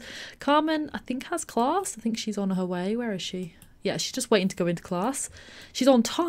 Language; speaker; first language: English; native; English